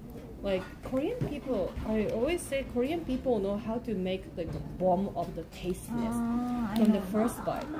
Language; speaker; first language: English; non-native, learner; Japanese